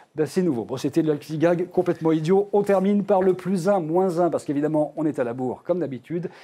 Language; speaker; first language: French; native; French